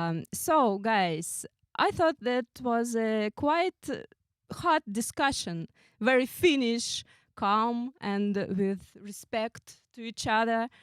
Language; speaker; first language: English; non-native, fluent; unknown